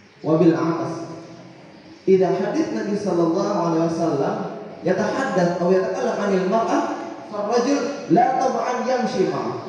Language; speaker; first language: Arabic; non-native, learner; Indonesian